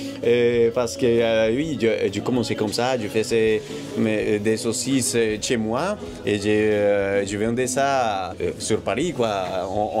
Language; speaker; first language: French; non-native, fluent; Spanish